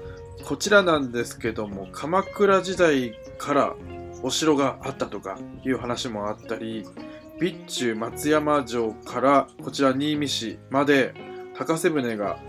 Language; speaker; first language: Japanese; native; Japanese